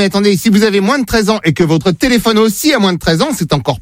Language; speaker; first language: French; native; French